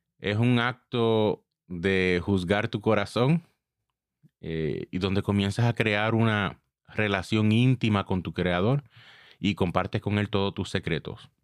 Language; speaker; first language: Spanish; early bilingual, heritage; Spanish